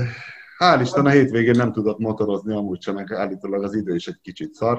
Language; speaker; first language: Hungarian; native; Hungarian